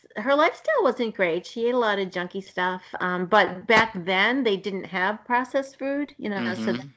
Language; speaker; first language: English; native; English